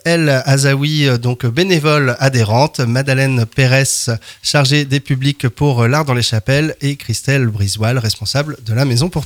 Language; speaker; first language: French; native; French